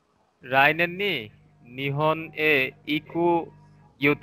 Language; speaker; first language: Japanese; non-native, learner; Bangla